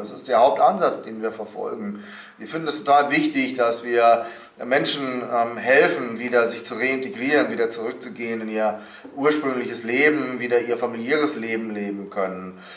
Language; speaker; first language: German; native; German